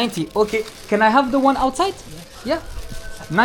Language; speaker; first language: English; non-native, learner; French